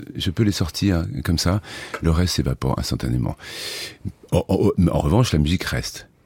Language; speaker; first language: French; native; French